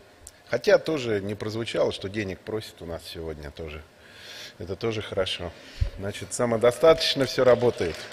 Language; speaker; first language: Russian; native; Russian